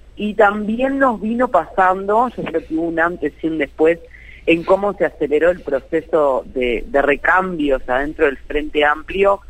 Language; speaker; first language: Spanish; native; Spanish